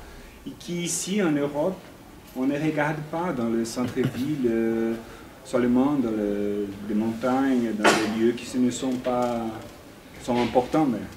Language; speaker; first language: French; non-native, fluent; Portuguese